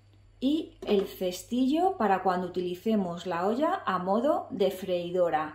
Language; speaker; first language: Spanish; native; Spanish